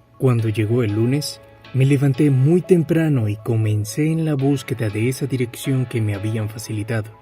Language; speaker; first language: Spanish; native; Spanish